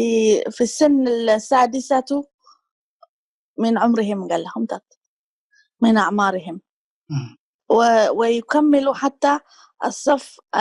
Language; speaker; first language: Arabic; non-native, learner; Tigrinya